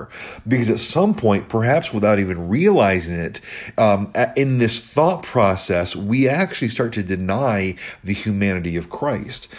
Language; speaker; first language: English; native; English